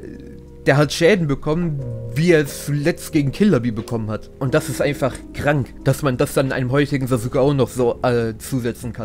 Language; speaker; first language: German; native; German